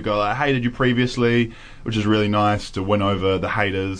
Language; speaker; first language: English; native; English